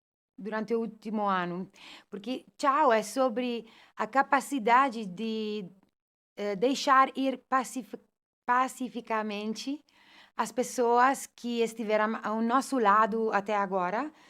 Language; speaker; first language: Portuguese; non-native, fluent; Italian